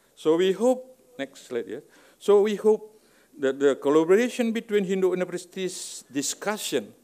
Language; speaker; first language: English; non-native, fluent; Indonesian